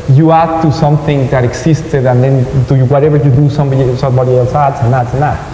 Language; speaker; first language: English; non-native, fluent; Spanish